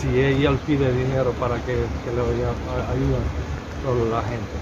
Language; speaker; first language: Spanish; non-native, learner; Macedonian